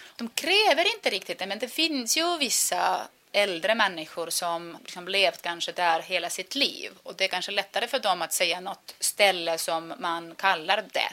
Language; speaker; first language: Swedish; non-native, fluent; Estonian